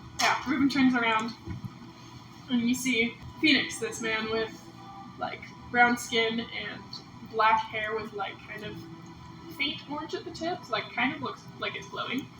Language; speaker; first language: English; native; English